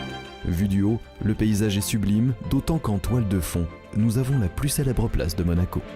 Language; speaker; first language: French; native; French